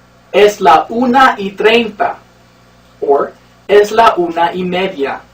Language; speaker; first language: Spanish; non-native, fluent; English